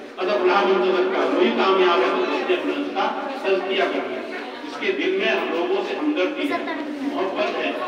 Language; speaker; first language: Urdu; native; Urdu